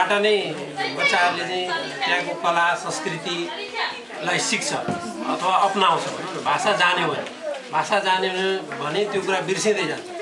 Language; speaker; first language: Nepali; native; Nepali